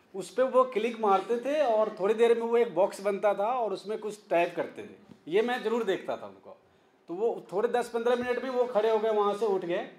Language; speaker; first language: Hindi; native; Hindi